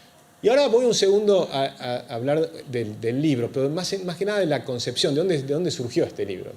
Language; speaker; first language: Spanish; native; Spanish